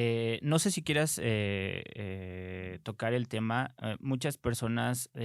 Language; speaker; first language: Spanish; native; Spanish